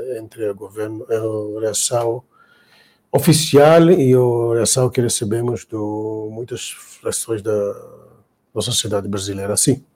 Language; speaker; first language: Portuguese; non-native, learner; Hebrew